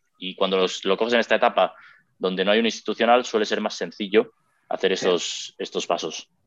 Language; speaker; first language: Spanish; native; Spanish